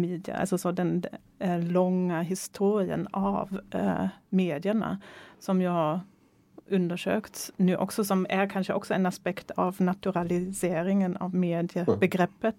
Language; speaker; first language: Swedish; non-native, fluent; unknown